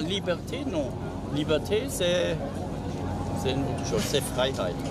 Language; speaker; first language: French; non-native, learner; German